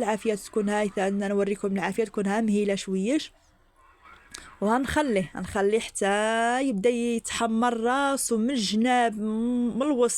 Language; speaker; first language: Arabic; native; Arabic